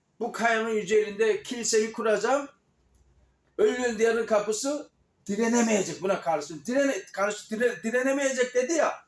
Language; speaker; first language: Turkish; non-native, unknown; Korean